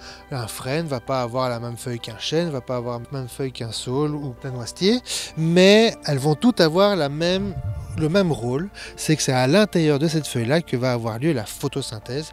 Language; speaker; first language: French; native; French